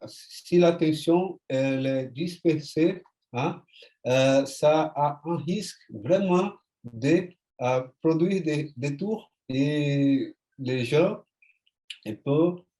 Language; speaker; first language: French; non-native, fluent; Portuguese